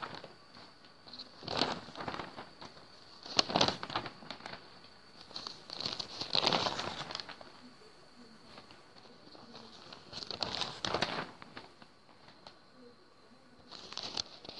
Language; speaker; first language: English; native; English